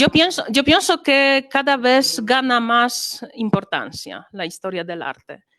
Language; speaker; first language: Spanish; non-native, fluent; Polish